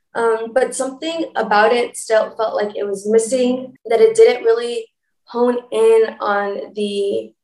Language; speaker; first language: English; early bilingual, other home language; Spanish